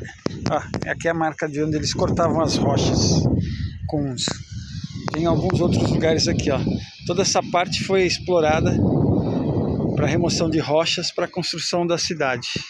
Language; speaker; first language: Portuguese; native; Portuguese